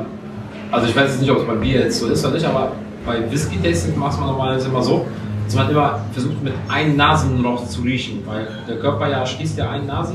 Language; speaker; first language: German; native; German